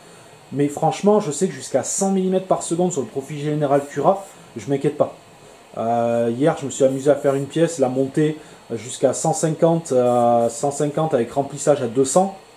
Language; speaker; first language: French; native; French